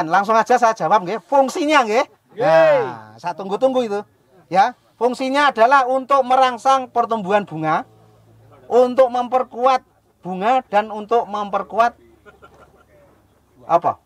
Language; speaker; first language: Indonesian; non-native, local second language; Javanese